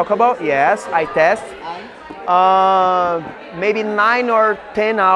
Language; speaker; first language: English; non-native, learner; Portuguese